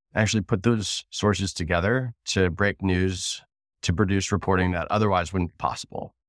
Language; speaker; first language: English; native; English